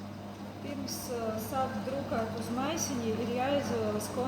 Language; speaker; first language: Latvian; native; Latvian